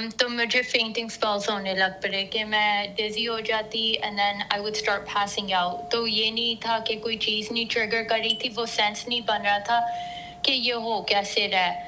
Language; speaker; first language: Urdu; early bilingual, heritage; Urdu